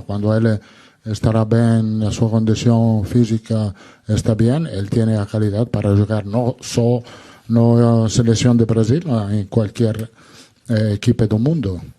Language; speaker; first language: Spanish; non-native, fluent; Italian